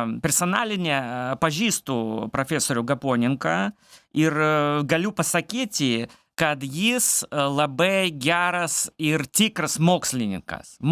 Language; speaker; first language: Lithuanian; non-native, learner; Belarusian